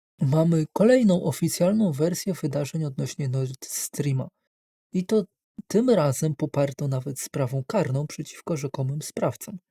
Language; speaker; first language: Polish; native; Polish